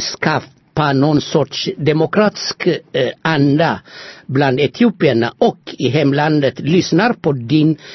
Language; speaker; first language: Swedish; non-native, fluent; Amharic